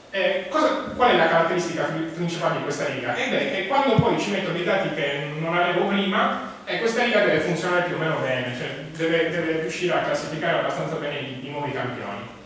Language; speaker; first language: Italian; native; Italian